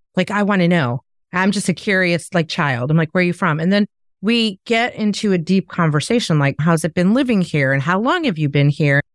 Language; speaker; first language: English; native; English